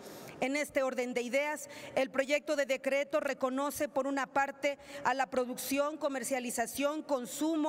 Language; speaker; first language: Spanish; native; Spanish